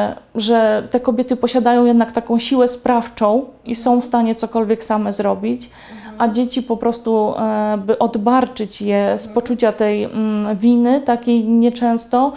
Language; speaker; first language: Polish; native; Polish